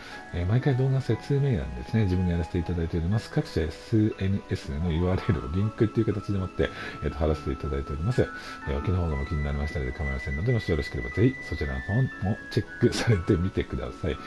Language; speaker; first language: Japanese; native; Japanese